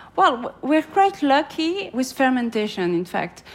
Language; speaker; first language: English; non-native, fluent; French